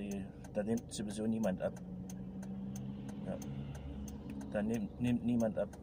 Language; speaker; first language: German; native; German